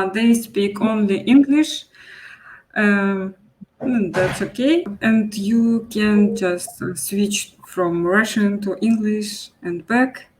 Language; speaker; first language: English; non-native, local second language; Russian